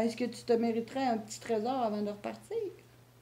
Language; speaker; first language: French; native; French